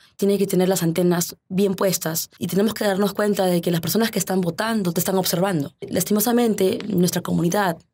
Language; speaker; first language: Spanish; early bilingual, heritage; Spanish